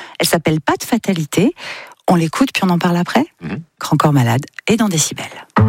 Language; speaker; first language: French; native; French